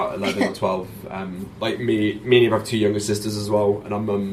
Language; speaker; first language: English; native; English